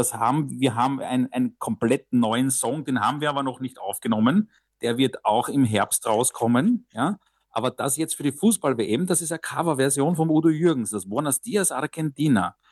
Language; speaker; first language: German; native; German